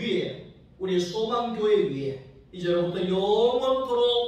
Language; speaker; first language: Korean; native; Korean